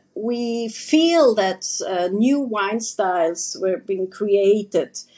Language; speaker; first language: English; non-native, fluent; German